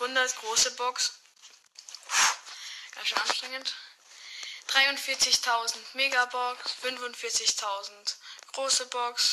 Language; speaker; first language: German; native; German